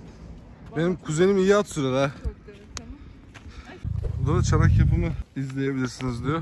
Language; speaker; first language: Turkish; native; Turkish